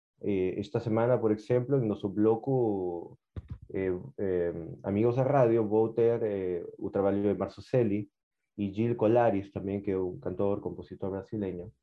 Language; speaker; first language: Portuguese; non-native, fluent; Spanish